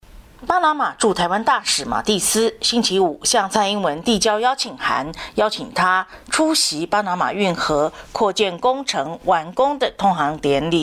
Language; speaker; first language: Chinese; native; Chinese